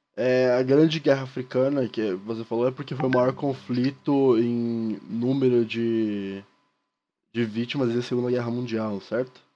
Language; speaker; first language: Portuguese; native; Portuguese